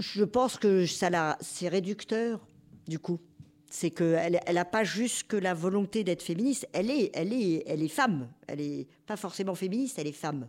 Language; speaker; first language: French; native; French